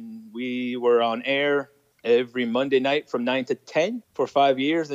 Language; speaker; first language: English; non-native, fluent; French